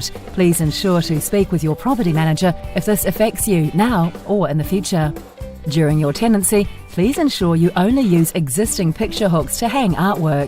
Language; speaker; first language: English; native; English